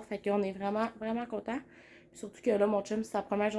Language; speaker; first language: French; native; French